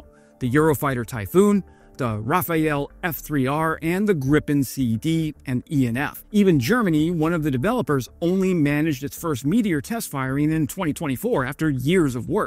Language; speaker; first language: English; native; English